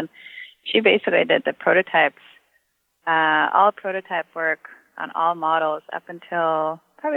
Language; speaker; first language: English; non-native, fluent; Swedish